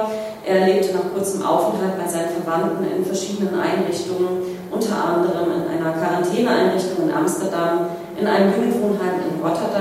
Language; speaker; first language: German; native; German